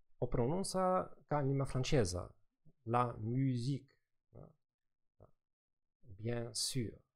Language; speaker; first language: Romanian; non-native, fluent; German